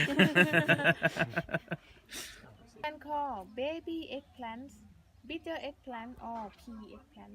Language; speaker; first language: English; non-native, learner; Thai